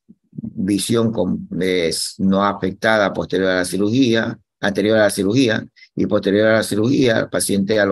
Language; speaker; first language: Spanish; native; Spanish